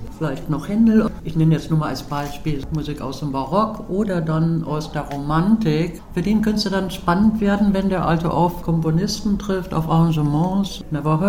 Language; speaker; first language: German; native; German